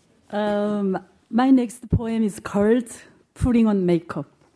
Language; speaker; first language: English; non-native, learner; Korean